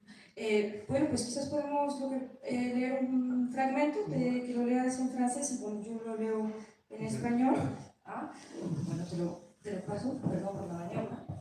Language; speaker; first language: Spanish; native; Spanish